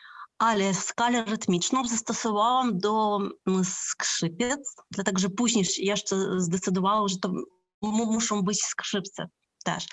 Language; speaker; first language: Polish; non-native, fluent; Ukrainian